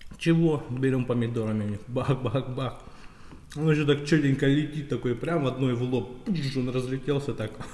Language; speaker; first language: Russian; native; Russian